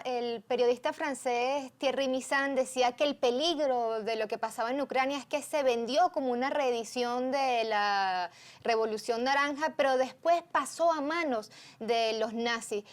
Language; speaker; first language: Spanish; native; Spanish